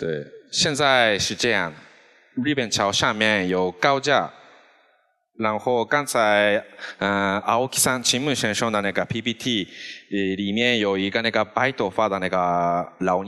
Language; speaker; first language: Chinese; non-native, fluent; Japanese